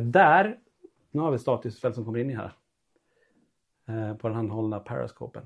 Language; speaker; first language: Swedish; native; Swedish